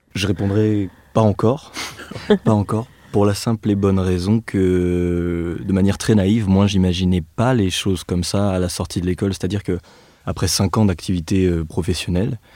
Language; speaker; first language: French; native; French